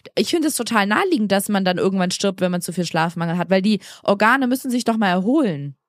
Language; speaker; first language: German; native; German